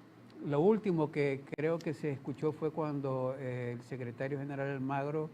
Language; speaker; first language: Spanish; native; Spanish